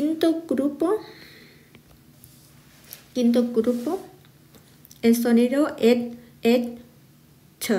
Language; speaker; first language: Spanish; non-native, fluent; Thai